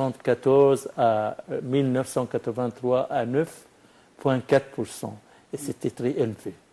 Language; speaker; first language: French; non-native, fluent; Arabic